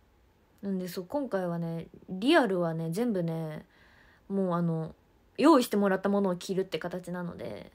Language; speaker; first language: Japanese; native; Japanese